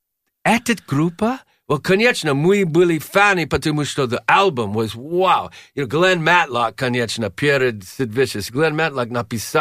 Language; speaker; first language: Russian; non-native, learner; English